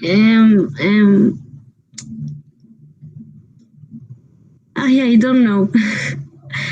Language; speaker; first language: English; non-native, learner; Spanish